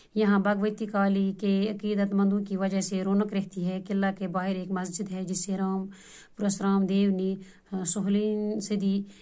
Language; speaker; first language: Urdu; non-native, local second language; Kashmiri